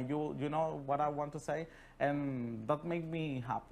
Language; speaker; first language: English; non-native, learner; Spanish